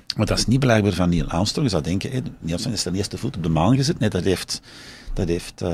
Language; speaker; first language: Dutch; native; Dutch